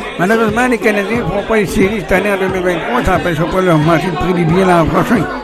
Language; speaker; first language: French; native; French